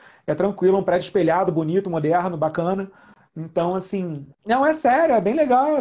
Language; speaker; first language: Portuguese; native; Portuguese